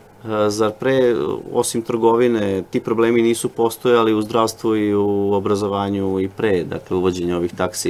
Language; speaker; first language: Serbian; native; Serbian